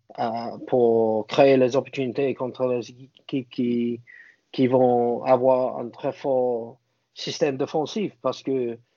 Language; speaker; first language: French; non-native, fluent; English